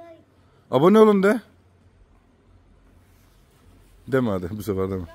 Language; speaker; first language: Turkish; native; Turkish